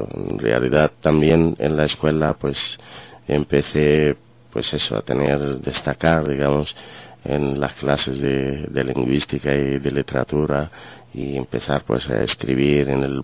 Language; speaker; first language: Spanish; non-native, fluent; Arabic